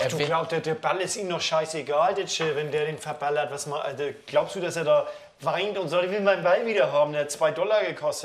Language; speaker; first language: German; native; German